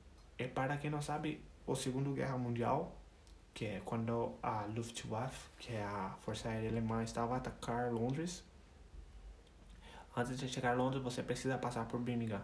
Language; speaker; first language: Portuguese; non-native, fluent; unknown